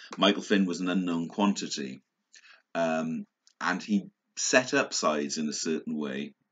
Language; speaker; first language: English; native; English